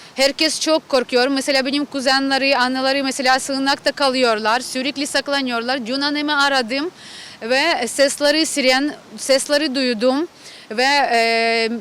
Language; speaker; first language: Turkish; non-native, learner; Ukrainian